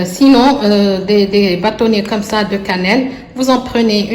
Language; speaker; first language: French; non-native, local second language; Arabic